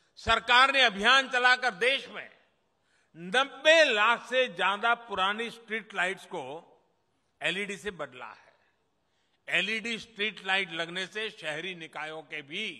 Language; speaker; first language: Hindi; non-native, local second language; Gujarati